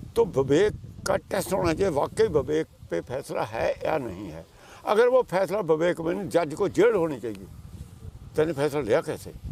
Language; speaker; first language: Hindi; non-native, local second language; Punjabi